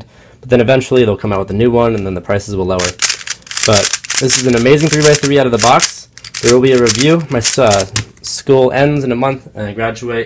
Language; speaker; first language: English; native; English